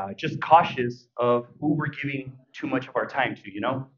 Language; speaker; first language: English; early bilingual, other home language; Spanish